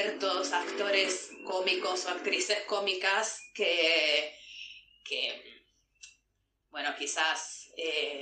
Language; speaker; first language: Spanish; non-native, fluent; Italian